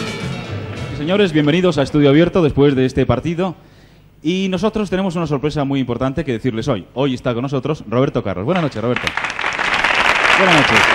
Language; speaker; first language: Spanish; native; Spanish